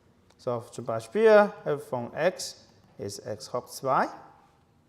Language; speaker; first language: German; non-native, learner; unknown